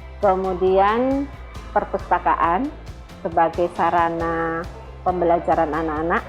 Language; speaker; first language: Indonesian; native; Indonesian